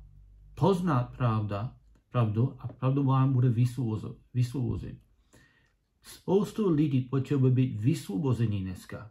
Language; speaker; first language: Czech; non-native, learner; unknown